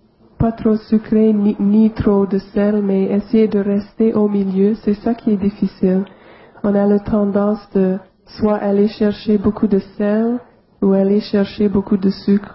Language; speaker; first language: French; non-native, local second language; English